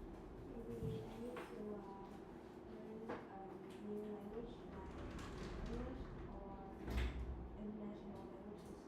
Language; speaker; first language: English; non-native, learner; Vietnamese